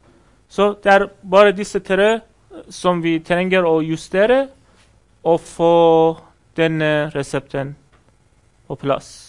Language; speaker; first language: Norwegian; non-native, fluent; Persian